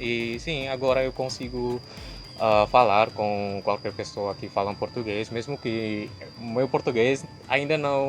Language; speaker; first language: Portuguese; non-native, fluent; Indonesian